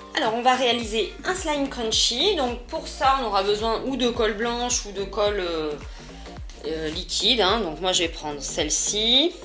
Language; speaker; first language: French; native; French